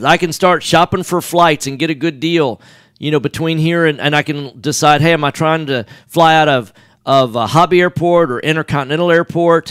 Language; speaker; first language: English; native; English